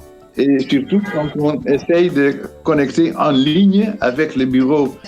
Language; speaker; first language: French; non-native, fluent; Dutch